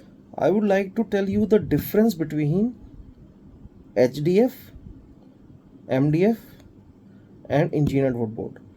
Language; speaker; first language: English; non-native, local second language; Hindi